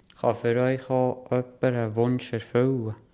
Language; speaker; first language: German; native; German